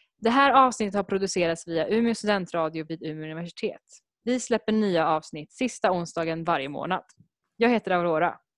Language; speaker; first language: Swedish; native; Swedish